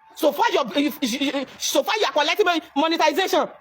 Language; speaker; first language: English; non-native, local second language; Yoruba